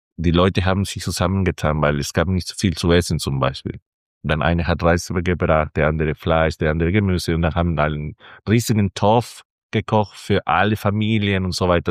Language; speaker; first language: German; non-native, fluent; Spanish